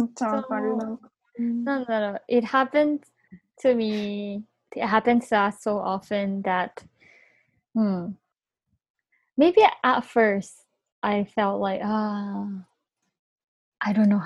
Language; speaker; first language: English; non-native, fluent; Japanese